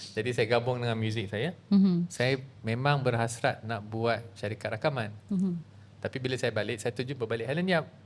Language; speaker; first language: Malay; native; Malay